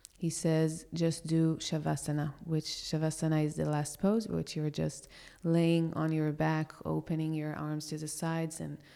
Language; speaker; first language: English; non-native, fluent; Hebrew